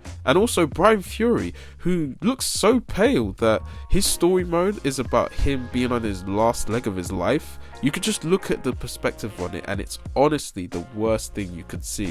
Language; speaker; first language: English; native; English